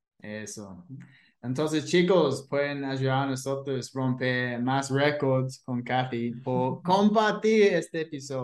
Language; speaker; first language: Spanish; non-native, fluent; English